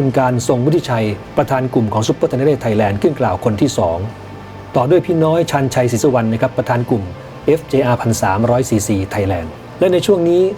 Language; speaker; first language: Thai; native; Thai